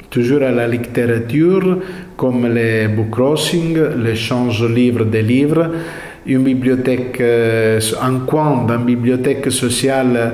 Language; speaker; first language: French; non-native, fluent; Italian